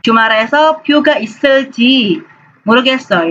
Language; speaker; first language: Korean; non-native, fluent; Indonesian